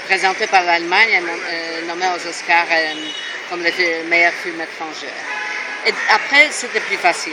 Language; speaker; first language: French; non-native, fluent; Polish